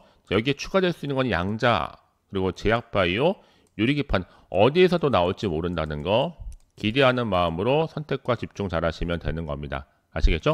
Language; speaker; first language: Korean; native; Korean